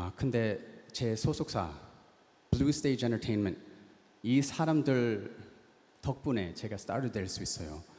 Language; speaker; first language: Korean; early bilingual, heritage; English